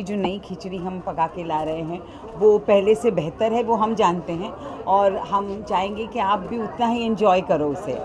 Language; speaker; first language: Hindi; native; Hindi